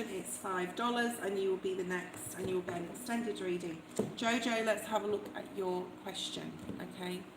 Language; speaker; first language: English; native; English